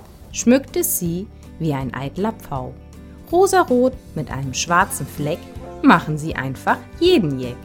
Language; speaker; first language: German; native; German